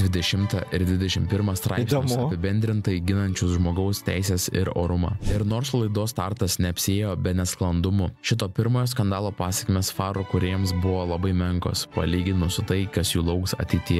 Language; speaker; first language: Lithuanian; native; Lithuanian